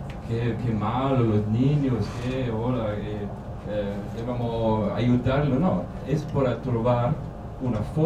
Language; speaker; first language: Spanish; non-native, learner; German